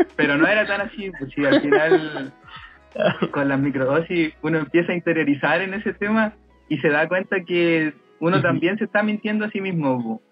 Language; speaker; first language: Spanish; native; Spanish